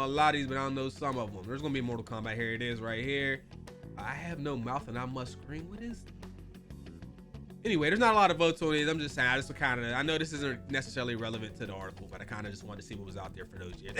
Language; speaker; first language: English; native; English